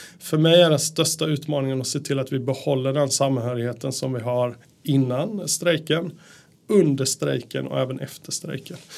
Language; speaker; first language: Swedish; native; Swedish